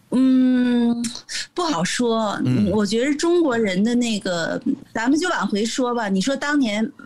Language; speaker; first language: Chinese; native; Chinese